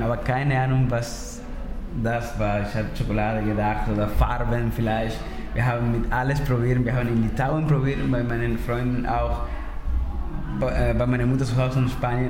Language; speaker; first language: German; non-native, learner; Spanish